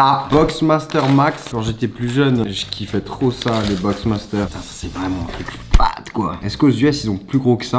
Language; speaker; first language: French; native; French